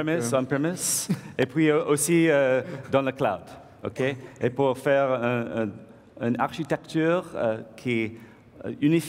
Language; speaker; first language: French; non-native, learner; English